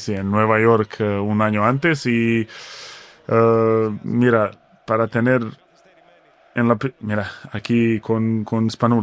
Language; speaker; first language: Spanish; non-native, fluent; Bosnian